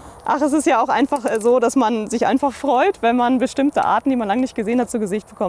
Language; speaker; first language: German; native; German